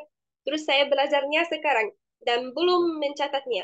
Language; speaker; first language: Indonesian; non-native, fluent; Arabic